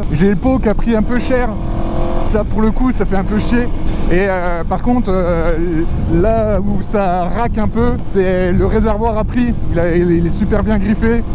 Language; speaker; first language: French; native; French